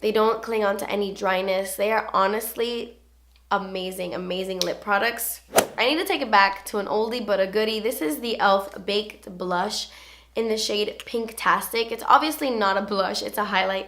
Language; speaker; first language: English; native; English